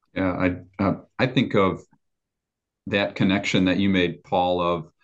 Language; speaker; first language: English; native; English